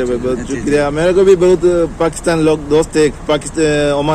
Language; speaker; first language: Hindi; non-native, local second language; Malayalam